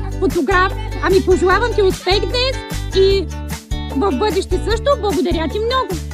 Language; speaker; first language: Bulgarian; native; Bulgarian